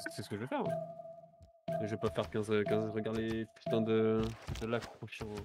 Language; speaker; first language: French; native; French